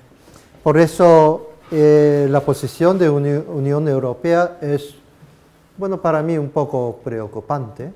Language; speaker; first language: Spanish; non-native, fluent; Japanese